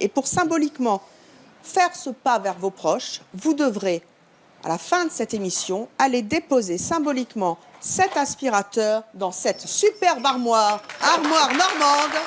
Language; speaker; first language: French; native; French